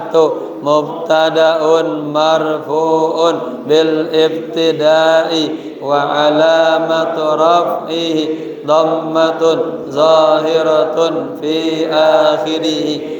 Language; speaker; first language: Arabic; non-native, fluent; Indonesian